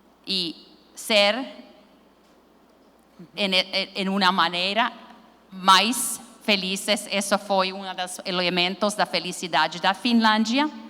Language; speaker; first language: Portuguese; non-native, learner; Finnish